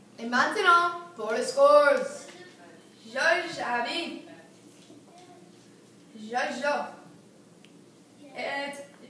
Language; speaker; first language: French; non-native, learner; English